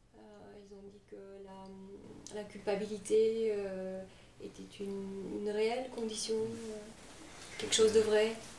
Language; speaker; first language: French; native; French